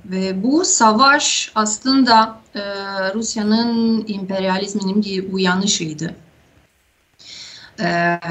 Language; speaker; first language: Turkish; non-native, fluent; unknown